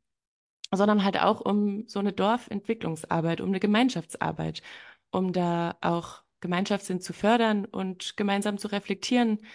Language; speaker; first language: German; native; German